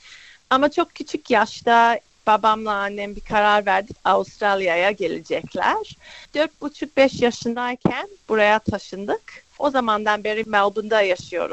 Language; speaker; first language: Turkish; early bilingual, other home language; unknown